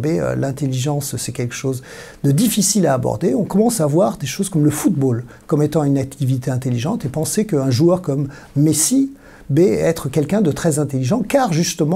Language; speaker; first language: French; native; French